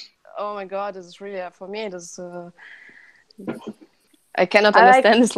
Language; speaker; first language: English; non-native, learner; Russian